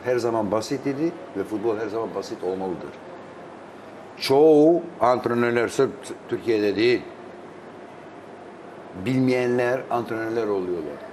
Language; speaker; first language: Turkish; non-native, fluent; Albanian